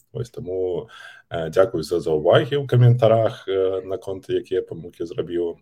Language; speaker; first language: Belarusian; non-native, local second language; Russian